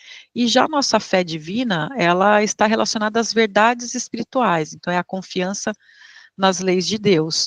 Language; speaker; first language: Portuguese; native; Portuguese